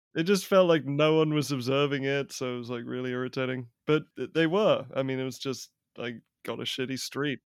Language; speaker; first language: English; native; English